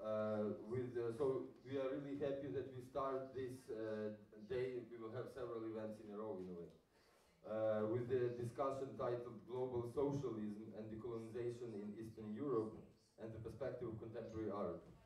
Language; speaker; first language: English; non-native, fluent; Ukrainian